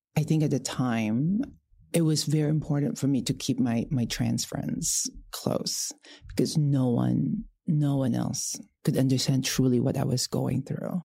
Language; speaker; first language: English; non-native, local second language; Filipino